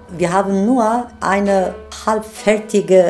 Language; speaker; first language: German; non-native, fluent; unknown